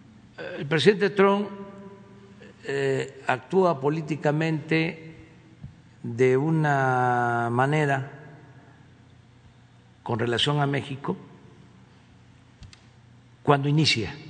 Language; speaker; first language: Spanish; native; Spanish